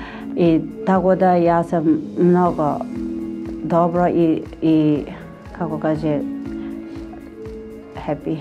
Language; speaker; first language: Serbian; non-native, learner; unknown